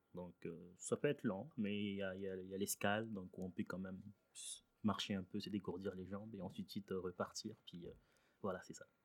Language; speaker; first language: French; early bilingual, other home language; Swahili